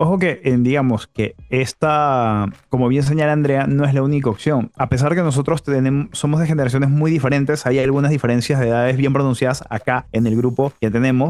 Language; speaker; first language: Spanish; native; Spanish